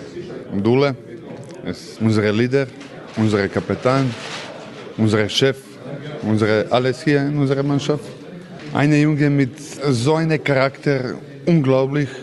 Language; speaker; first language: German; non-native, learner; Croatian